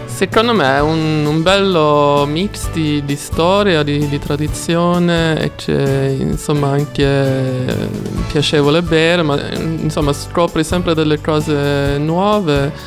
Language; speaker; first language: Italian; non-native, fluent; Swedish